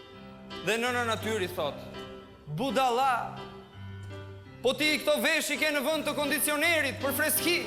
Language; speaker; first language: Albanian; native; Albanian